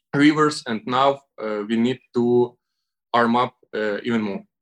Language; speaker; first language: English; non-native, learner; Ukrainian